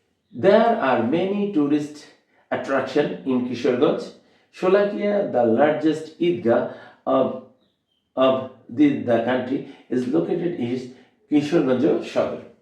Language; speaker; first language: English; non-native, local second language; Bangla